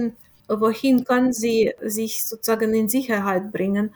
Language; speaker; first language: German; non-native, fluent; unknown